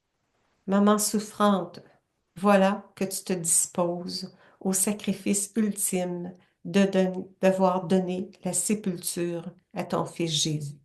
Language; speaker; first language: French; native; French